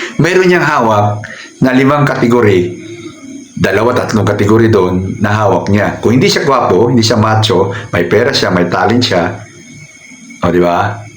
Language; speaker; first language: Filipino; native; Filipino